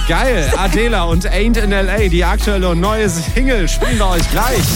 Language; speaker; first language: German; native; German